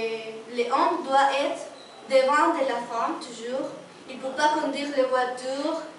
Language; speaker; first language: French; non-native, learner; Spanish